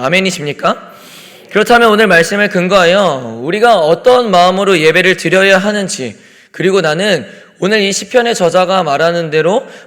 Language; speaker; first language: Korean; native; Korean